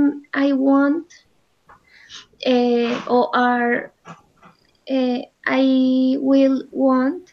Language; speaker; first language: English; non-native, learner; Spanish